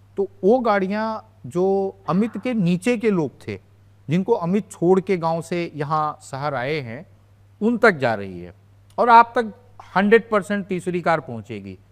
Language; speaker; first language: Hindi; native; Hindi